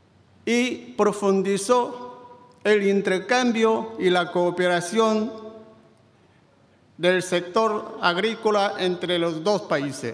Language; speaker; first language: Spanish; non-native, fluent; Chinese